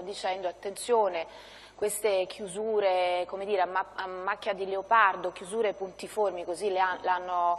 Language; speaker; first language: Italian; native; Italian